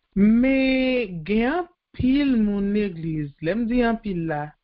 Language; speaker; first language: French; native; French